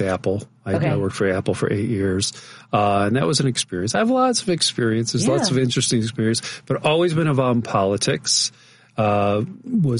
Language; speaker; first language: English; native; English